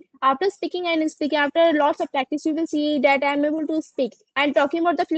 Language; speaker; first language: English; non-native, learner; Hindi